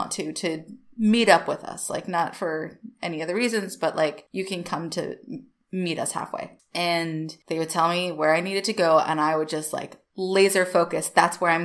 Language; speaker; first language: English; native; English